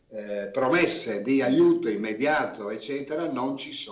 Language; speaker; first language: Italian; native; Italian